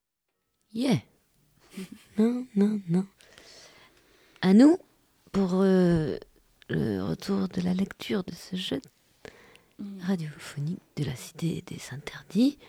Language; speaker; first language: French; native; French